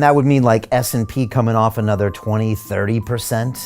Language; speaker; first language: English; native; English